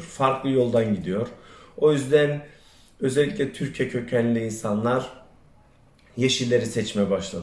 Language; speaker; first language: Turkish; early bilingual, other home language; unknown